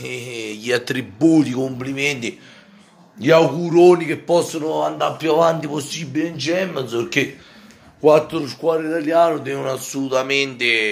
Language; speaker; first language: Italian; native; Italian